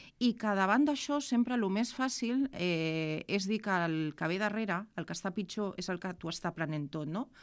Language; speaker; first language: Catalan; non-native, local second language; Spanish